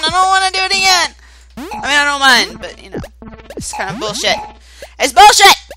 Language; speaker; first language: English; native; English